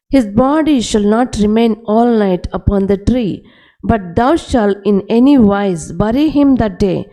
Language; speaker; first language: English; non-native, local second language; Telugu